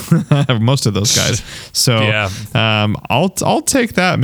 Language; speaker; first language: English; native; English